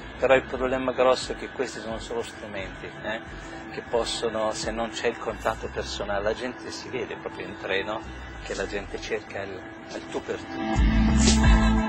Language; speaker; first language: Italian; early bilingual, heritage; English